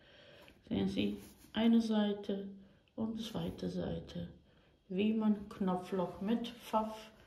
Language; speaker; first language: German; non-native, learner; Croatian